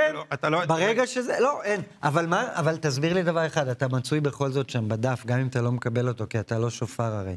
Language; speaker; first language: Hebrew; native; Hebrew